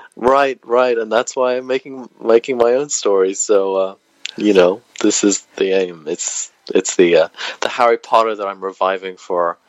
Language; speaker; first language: English; native; English